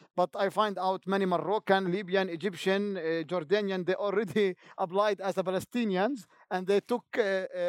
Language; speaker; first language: English; non-native, fluent; Arabic